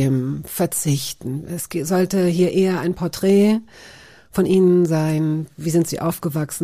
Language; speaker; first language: German; native; German